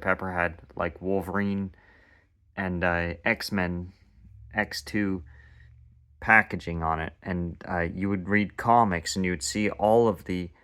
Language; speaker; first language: English; native; English